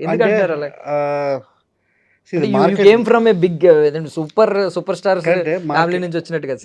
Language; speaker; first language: Telugu; native; Telugu